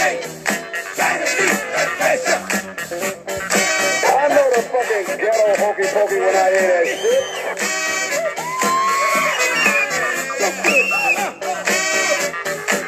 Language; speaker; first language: English; native; English